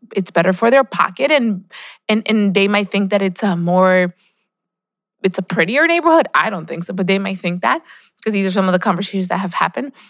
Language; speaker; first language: English; early bilingual, other home language; Spanish